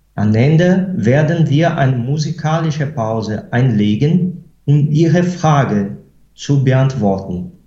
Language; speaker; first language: German; non-native, fluent; Portuguese